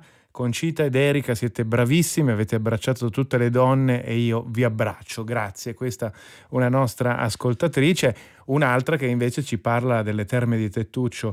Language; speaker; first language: Italian; native; Italian